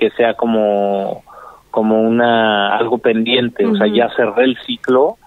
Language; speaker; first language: Spanish; native; Spanish